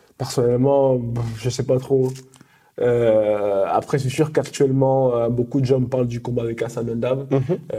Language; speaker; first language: French; early bilingual, other home language; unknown